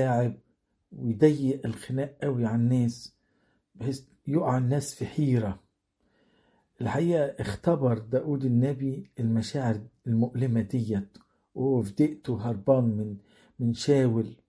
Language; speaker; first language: Arabic; native; Arabic